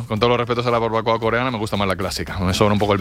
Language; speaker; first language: Spanish; native; Spanish